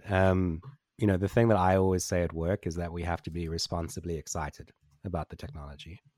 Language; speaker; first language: English; native; English